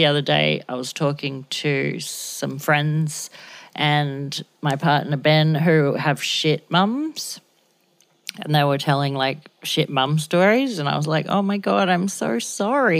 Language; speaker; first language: English; native; English